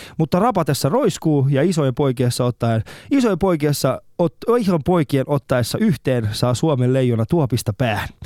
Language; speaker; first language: Finnish; early bilingual, other home language; Persian